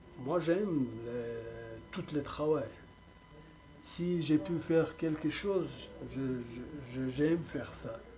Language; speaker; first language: French; non-native, learner; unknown